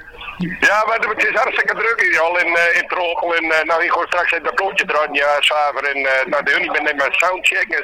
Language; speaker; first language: Dutch; native; Dutch